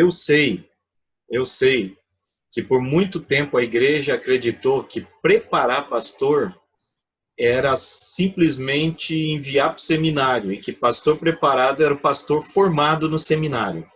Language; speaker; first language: Portuguese; native; Portuguese